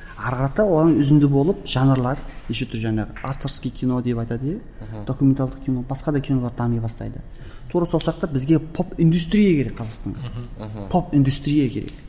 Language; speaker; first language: Kazakh; early bilingual, heritage; Kazakh